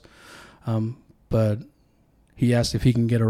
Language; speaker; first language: English; early bilingual, other home language; Tongan